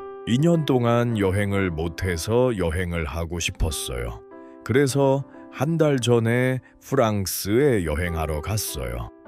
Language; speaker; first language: Korean; non-native, learner; Uzbek